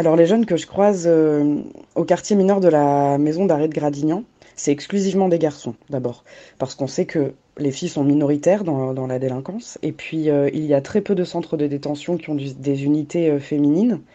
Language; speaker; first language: French; native; French